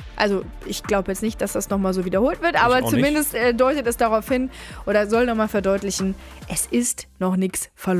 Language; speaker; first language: German; native; German